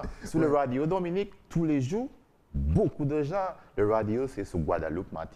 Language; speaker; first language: French; non-native, learner; English